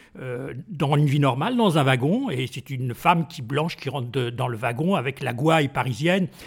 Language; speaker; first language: French; native; French